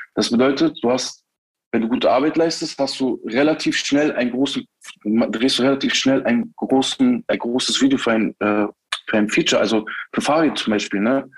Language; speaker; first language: German; early bilingual, other home language; Turkish